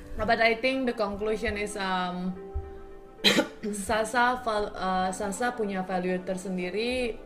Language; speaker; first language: English; non-native, fluent; Indonesian